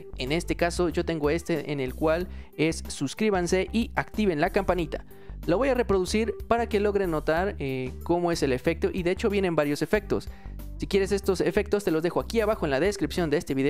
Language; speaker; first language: Spanish; native; Spanish